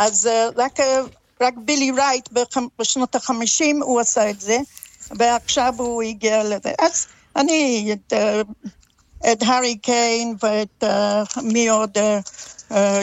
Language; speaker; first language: Hebrew; non-native, fluent; English